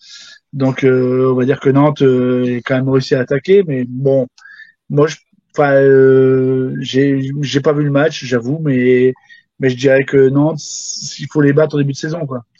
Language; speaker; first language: French; native; French